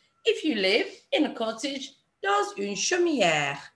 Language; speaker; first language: French; non-native, fluent; English